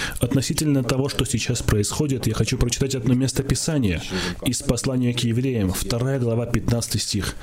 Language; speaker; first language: Russian; non-native, local second language; Armenian